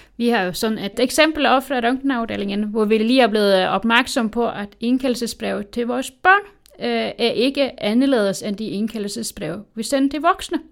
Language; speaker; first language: Danish; native; Danish